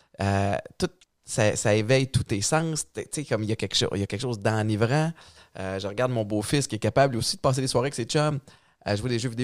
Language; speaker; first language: French; native; French